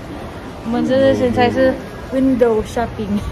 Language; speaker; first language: Chinese; non-native, learner; Filipino